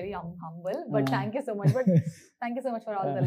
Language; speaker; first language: Telugu; non-native, learner; Kannada